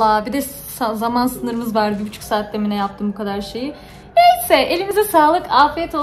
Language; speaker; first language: Turkish; native; Turkish